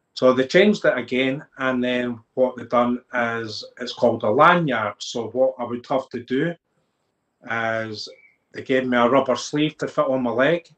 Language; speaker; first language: English; native; English